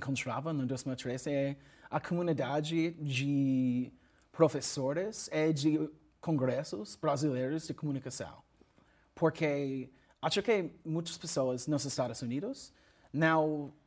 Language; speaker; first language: Portuguese; non-native, learner; English